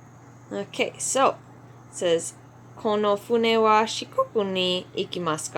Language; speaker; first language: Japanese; non-native, fluent; English